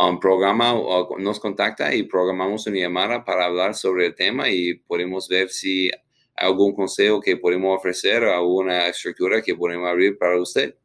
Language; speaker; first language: Spanish; non-native, fluent; English